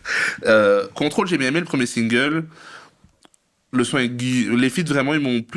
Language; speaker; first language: French; native; French